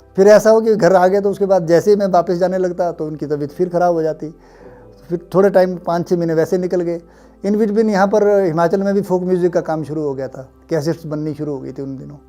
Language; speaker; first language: Hindi; native; Hindi